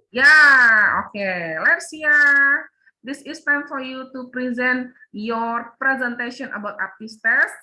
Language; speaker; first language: English; non-native, learner; Indonesian